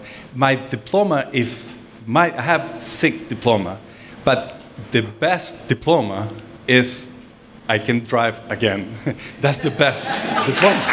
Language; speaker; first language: English; non-native, fluent; Spanish